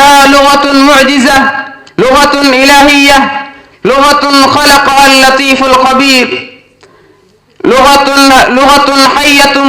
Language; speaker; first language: Arabic; non-native, learner; Urdu